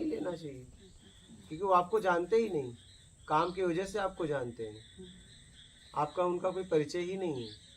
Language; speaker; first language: Hindi; native; Hindi